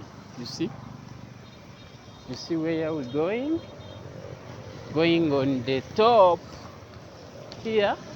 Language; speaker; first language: English; non-native, learner; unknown